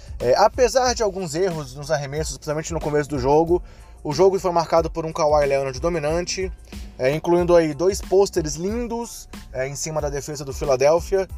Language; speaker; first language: Portuguese; native; Portuguese